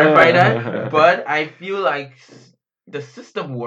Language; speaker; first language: English; non-native, local second language; Akan